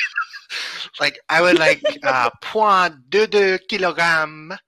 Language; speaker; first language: English; native; English